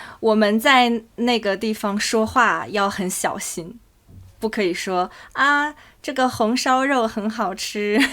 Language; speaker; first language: Chinese; native; Chinese